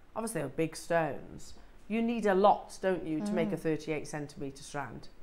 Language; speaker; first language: English; native; English